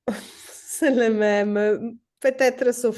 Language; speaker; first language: French; non-native, learner; Polish